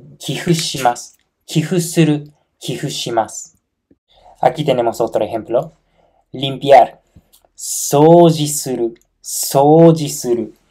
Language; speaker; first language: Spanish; non-native, fluent; Japanese